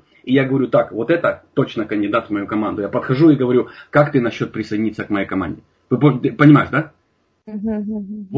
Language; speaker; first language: Russian; native; Russian